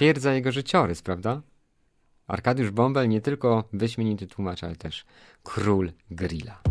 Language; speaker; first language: Polish; native; Polish